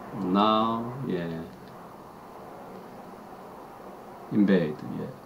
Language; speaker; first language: English; non-native, learner; Korean